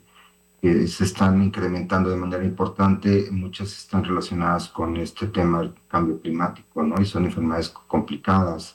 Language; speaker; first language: Spanish; native; Spanish